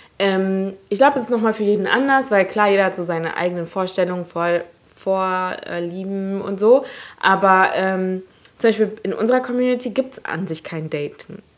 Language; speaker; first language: German; early bilingual, other home language; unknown